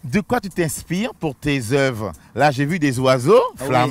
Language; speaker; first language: French; native; French